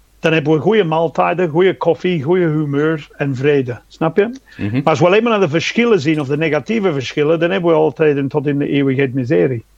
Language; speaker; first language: Dutch; non-native, fluent; English